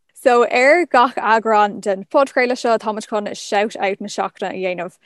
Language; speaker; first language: Irish; non-native, local second language; English